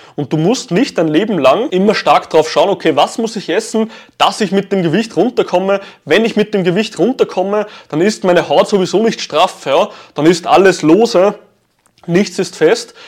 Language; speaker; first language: German; native; German